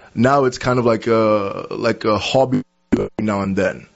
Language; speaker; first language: English; non-native, local second language; Yoruba